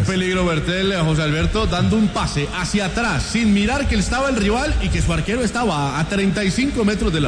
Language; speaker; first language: Spanish; native; Spanish